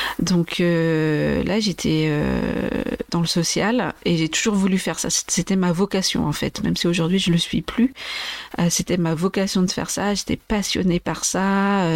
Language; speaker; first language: French; native; French